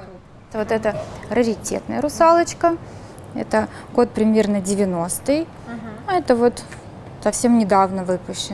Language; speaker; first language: Russian; native; Russian